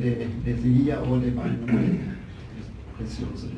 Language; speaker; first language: Spanish; non-native, fluent; German